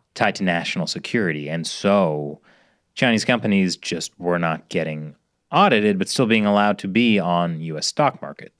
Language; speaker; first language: English; native; English